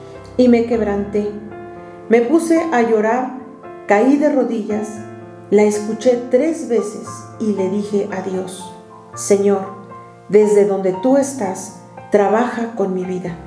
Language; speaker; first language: Spanish; native; Spanish